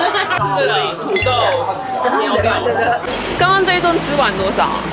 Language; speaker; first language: Chinese; native; Chinese